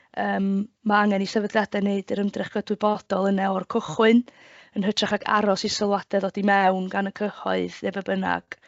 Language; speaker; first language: Welsh; native; Welsh